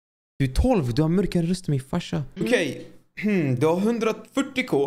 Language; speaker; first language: Swedish; native; Swedish